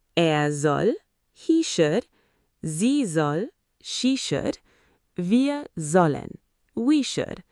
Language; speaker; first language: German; non-native, fluent; Arabic